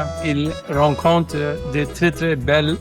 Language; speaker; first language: French; non-native, local second language; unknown